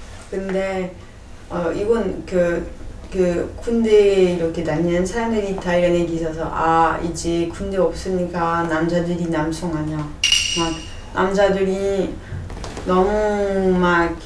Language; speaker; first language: Korean; non-native, learner; French